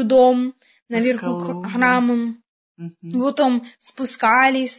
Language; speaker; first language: Russian; early bilingual, heritage; Russian